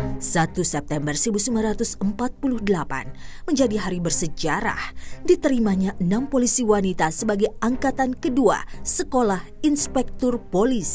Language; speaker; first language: Indonesian; native; Indonesian